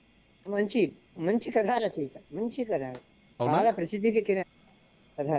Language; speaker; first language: Telugu; native; Telugu